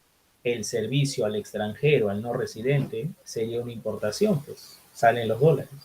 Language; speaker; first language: Spanish; native; Spanish